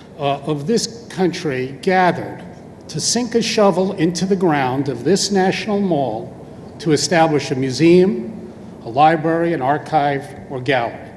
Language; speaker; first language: English; native; English